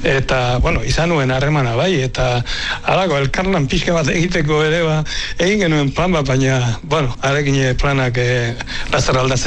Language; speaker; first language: Basque; native; Basque